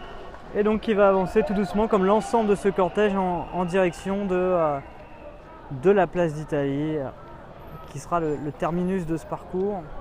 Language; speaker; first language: French; native; French